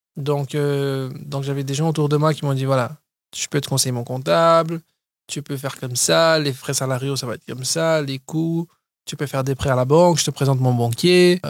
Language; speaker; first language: French; early bilingual, other home language; Portuguese